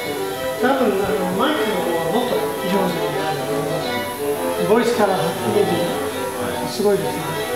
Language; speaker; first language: Japanese; non-native, learner; English